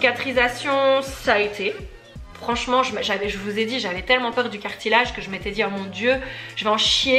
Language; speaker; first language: French; native; French